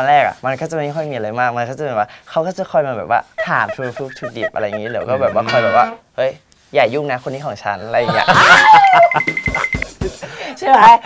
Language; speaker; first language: Thai; native; Thai